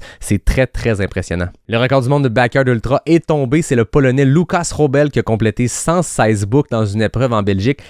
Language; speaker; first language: French; native; French